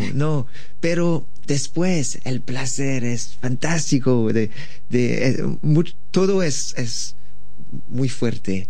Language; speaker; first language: Spanish; non-native, learner; French